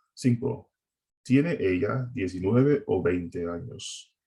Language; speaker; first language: Spanish; non-native, fluent; English